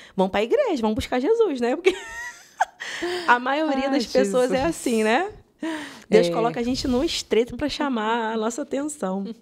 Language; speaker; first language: Portuguese; native; Portuguese